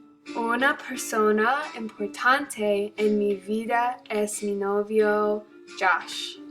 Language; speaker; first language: Spanish; non-native, learner; English